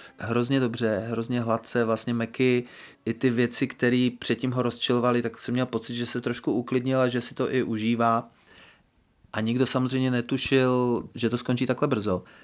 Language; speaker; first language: Czech; native; Czech